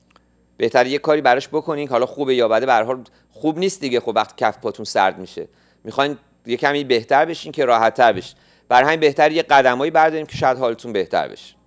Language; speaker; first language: Persian; native; Persian